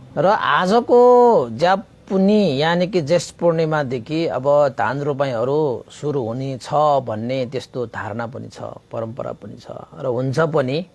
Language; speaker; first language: Nepali; non-native, local second language; Newari